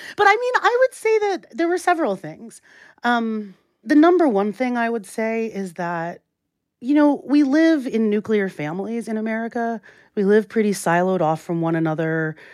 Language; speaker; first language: English; native; English